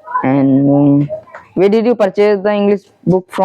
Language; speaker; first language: English; non-native, learner; Hindi